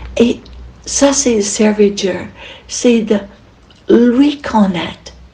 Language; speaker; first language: French; non-native, fluent; English